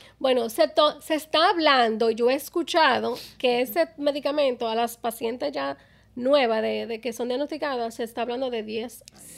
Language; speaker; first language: Spanish; early bilingual, other home language; English